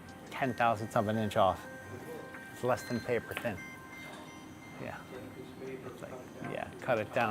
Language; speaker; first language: English; native; English